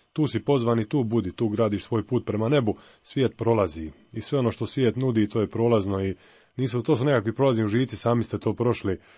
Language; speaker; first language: Croatian; native; Croatian